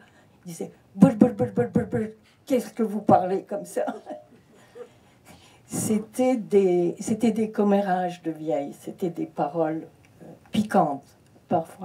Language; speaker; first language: French; early bilingual, heritage; French